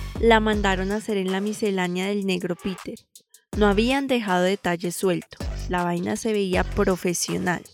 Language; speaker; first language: Spanish; native; Spanish